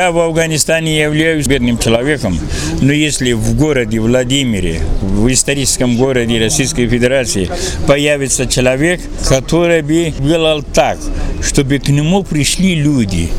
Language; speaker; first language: Russian; non-native, fluent; Pashto